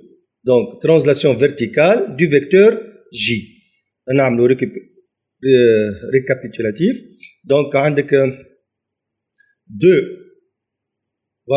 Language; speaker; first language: French; non-native, local second language; Arabic